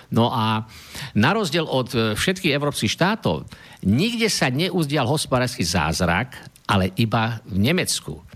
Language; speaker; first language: Slovak; native; Slovak